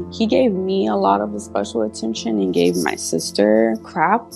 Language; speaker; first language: English; native; English